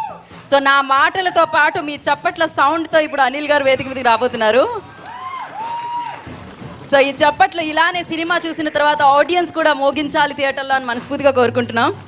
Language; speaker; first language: Telugu; native; Telugu